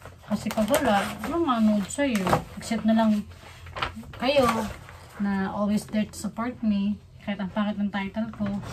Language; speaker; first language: Filipino; native; Filipino